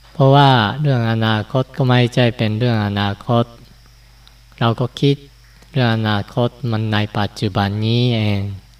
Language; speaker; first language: Thai; non-native, fluent; Japanese